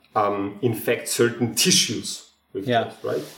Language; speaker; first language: English; non-native, fluent; German